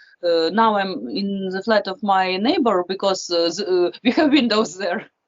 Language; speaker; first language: English; non-native, fluent; Russian